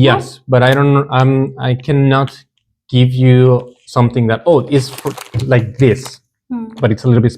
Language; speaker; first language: English; non-native, learner; Spanish